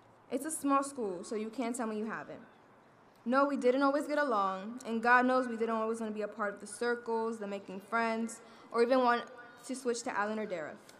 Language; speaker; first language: English; early bilingual, other home language; Spanish